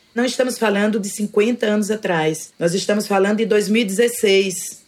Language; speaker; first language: Portuguese; native; Portuguese